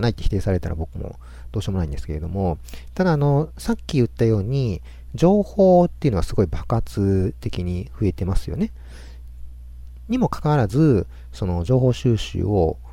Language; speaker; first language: Japanese; native; Japanese